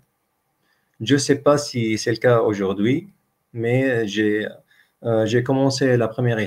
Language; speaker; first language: French; non-native, fluent; Arabic